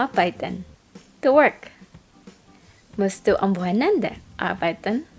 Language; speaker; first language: German; non-native, fluent; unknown